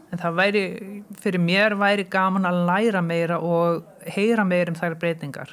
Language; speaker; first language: Icelandic; early bilingual, heritage; Icelandic